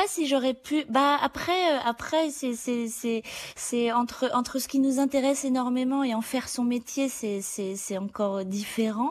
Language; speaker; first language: French; native; French